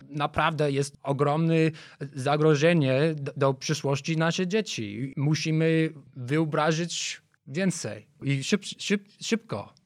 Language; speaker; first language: Polish; non-native, learner; English